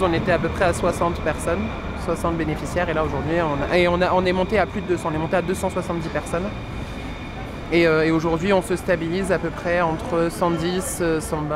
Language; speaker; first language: French; native; French